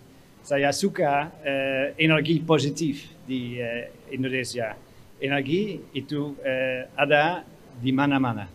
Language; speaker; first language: Indonesian; non-native, fluent; Dutch